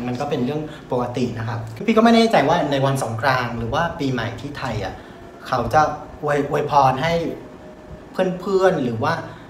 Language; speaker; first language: Thai; non-native, fluent; Vietnamese